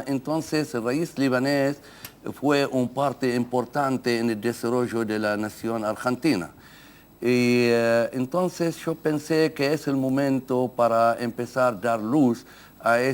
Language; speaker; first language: Spanish; non-native, fluent; Arabic